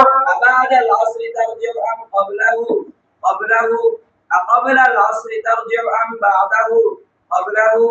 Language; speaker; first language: Arabic; non-native, learner; Bangla